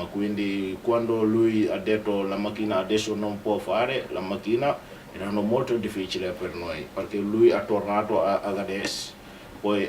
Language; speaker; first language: Italian; non-native, learner; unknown